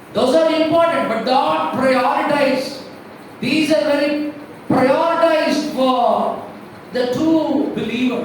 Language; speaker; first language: English; non-native, local second language; Telugu